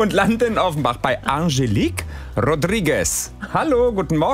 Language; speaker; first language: German; native; German